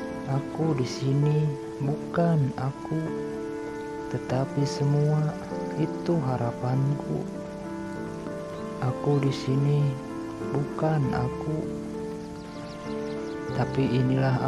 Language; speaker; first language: Indonesian; non-native, local second language; Sundanese